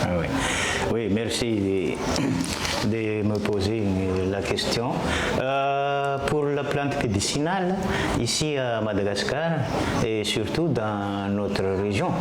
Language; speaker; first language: French; non-native, local second language; Malagasy